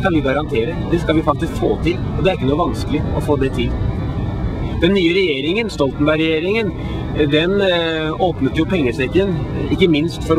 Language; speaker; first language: Norwegian; native; Norwegian